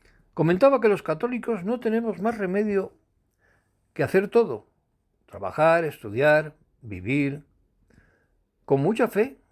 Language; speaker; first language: Spanish; native; Spanish